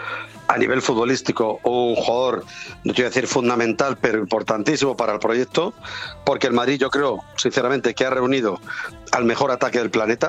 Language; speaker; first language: Spanish; native; Spanish